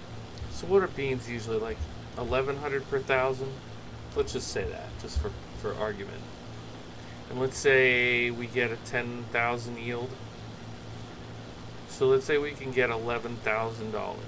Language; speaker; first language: English; native; English